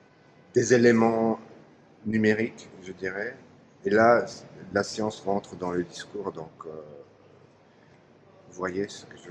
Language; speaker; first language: French; non-native, fluent; Turkish